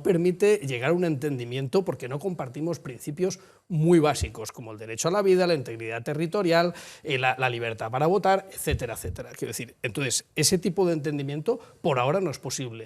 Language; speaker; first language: Spanish; native; Spanish